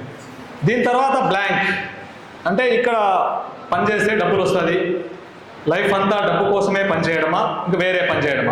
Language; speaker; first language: Telugu; native; Telugu